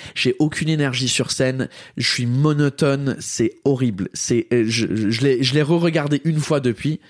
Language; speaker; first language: French; early bilingual, heritage; English